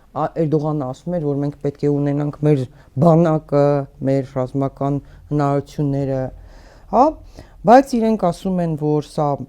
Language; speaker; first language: Armenian; native; Armenian